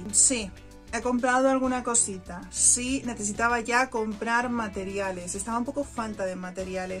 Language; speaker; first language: Spanish; native; Spanish